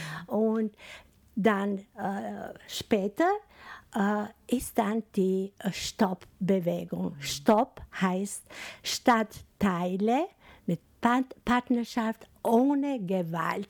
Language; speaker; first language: German; non-native, learner; Albanian